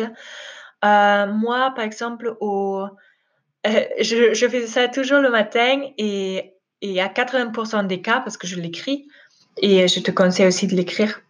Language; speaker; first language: French; non-native, fluent; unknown